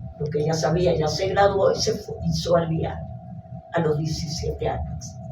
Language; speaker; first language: Spanish; early bilingual, other home language; Hebrew